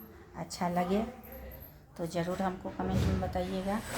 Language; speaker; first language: Hindi; non-native, local second language; Maithili